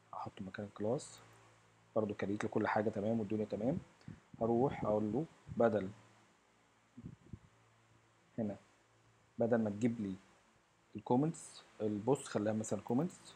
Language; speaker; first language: Arabic; native; Arabic